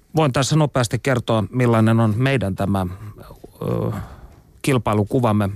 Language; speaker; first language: Finnish; native; Finnish